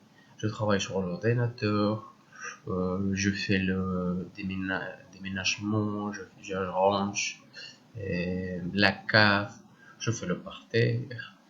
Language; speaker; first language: French; non-native, learner; Spanish